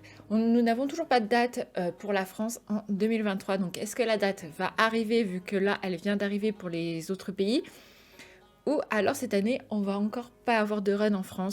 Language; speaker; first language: French; native; French